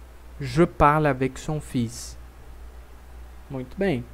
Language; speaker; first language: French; non-native, fluent; Portuguese